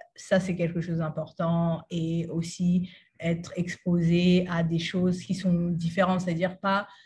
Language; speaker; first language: French; native; French